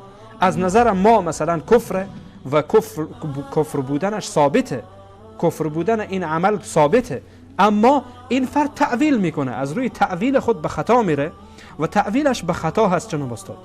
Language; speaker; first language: Persian; native; Persian